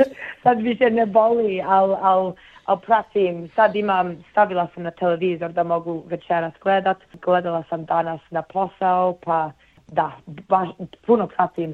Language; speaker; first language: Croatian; early bilingual, heritage; Bosnian